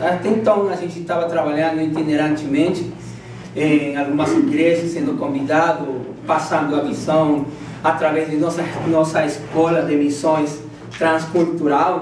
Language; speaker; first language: Portuguese; non-native, fluent; Spanish